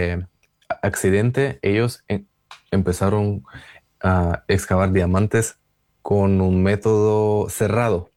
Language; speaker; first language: Spanish; non-native, fluent; Russian